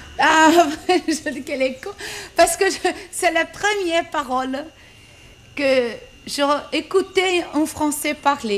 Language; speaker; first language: French; non-native, learner; Portuguese